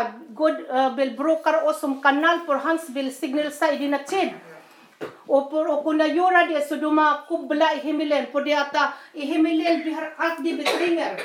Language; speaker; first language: Swedish; non-native, learner; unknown